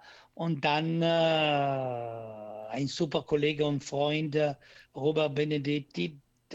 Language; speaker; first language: German; non-native, learner; Italian